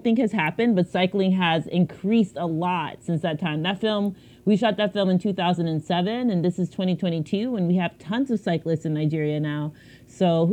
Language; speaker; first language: English; native; English